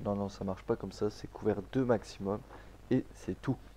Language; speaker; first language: French; native; French